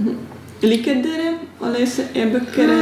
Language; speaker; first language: Swedish; non-native, fluent; Hungarian